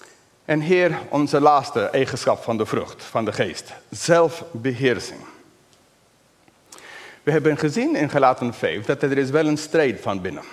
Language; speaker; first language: Dutch; non-native, fluent; English